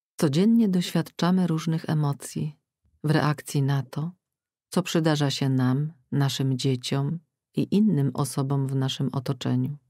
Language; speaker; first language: Polish; native; Polish